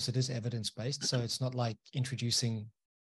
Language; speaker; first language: English; native; English